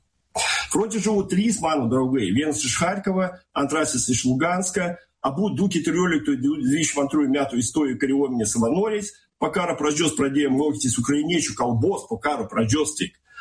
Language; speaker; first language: Lithuanian; non-native, local second language; Russian